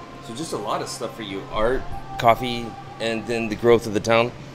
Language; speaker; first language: English; native; English